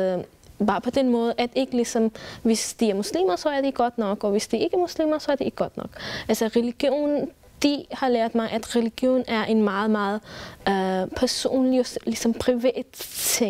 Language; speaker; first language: Danish; non-native, fluent; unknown